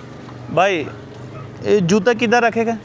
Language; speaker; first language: Hindi; non-native, learner; Bangla